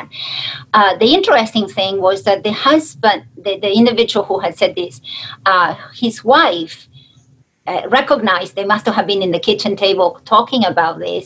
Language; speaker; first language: English; non-native, fluent; Spanish